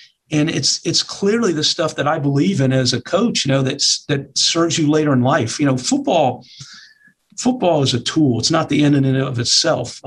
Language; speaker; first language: English; native; English